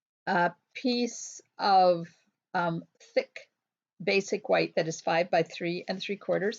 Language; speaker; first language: English; native; English